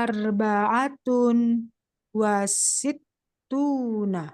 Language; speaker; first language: Arabic; non-native, learner; Indonesian